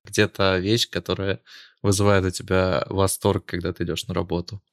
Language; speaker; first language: Russian; native; Russian